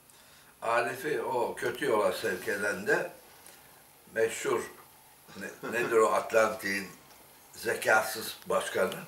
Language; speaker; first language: Turkish; native; Turkish